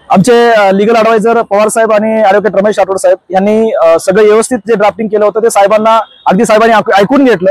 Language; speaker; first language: Marathi; non-native, local second language; Lambadi